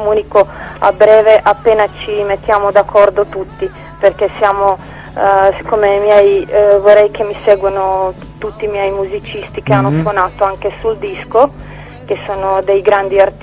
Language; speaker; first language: Italian; non-native, fluent; Croatian